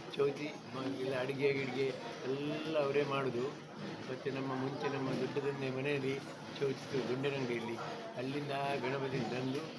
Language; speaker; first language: Kannada; native; Kannada